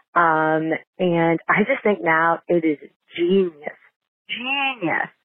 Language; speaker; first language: English; native; English